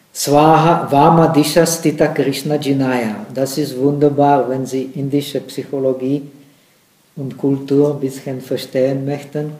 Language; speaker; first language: German; non-native, fluent; Czech